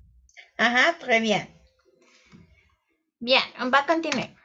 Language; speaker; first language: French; non-native, fluent; Spanish